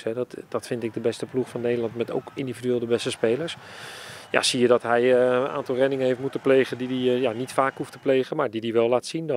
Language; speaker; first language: Dutch; native; Dutch